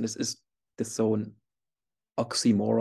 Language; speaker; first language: German; early bilingual, heritage; English